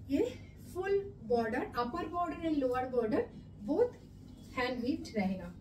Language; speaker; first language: Hindi; non-native, local second language; Bangla